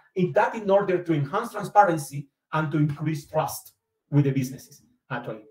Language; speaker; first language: English; non-native, fluent; Spanish